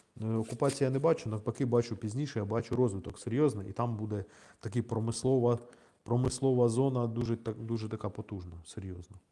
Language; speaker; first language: Ukrainian; non-native, local second language; Russian